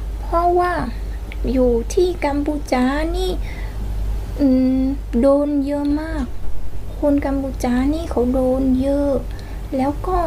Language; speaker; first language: Thai; non-native, learner; Vietnamese